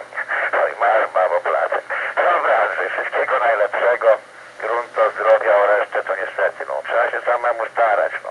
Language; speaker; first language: Polish; native; Polish